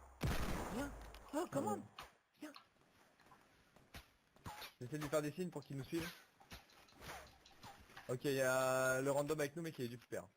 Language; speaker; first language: French; native; French